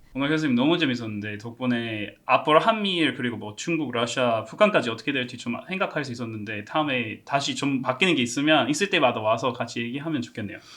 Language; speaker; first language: Korean; non-native, fluent; English